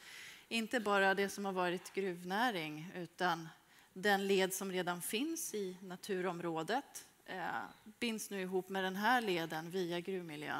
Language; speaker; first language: Swedish; native; Swedish